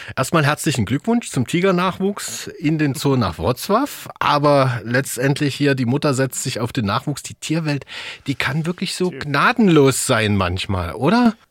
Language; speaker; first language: German; native; German